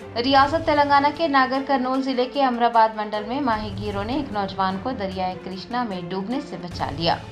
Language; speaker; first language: Urdu; native; Urdu